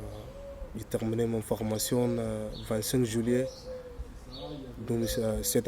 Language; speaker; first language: French; non-native, learner; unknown